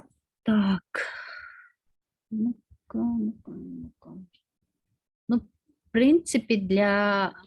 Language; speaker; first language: Russian; non-native, local second language; Kyrgyz